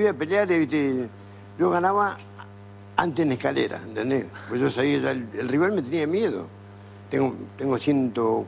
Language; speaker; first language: Spanish; native; Spanish